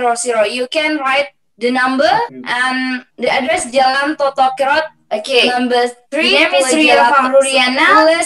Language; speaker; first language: English; non-native, learner; Indonesian